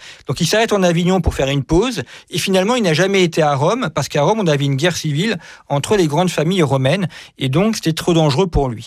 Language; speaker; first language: French; native; French